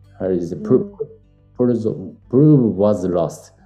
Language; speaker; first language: English; non-native, learner; Japanese